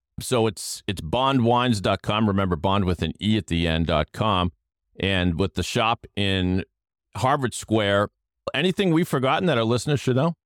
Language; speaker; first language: English; native; English